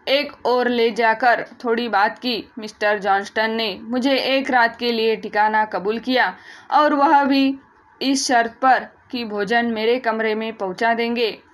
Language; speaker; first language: Hindi; non-native, local second language; Marathi